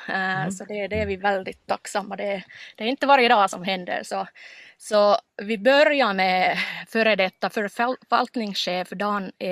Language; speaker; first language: Swedish; non-native, local second language; Finnish